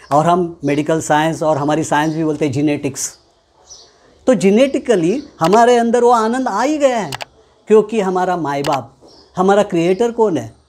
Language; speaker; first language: Hindi; non-native, local second language; Marathi